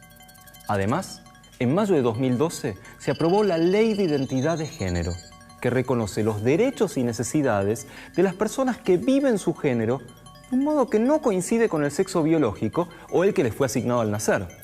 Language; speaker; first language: Spanish; native; Spanish